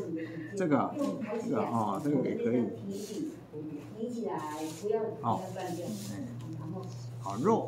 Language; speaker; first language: Chinese; native; Chinese